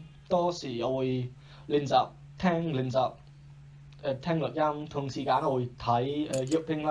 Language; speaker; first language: Cantonese; non-native, learner; English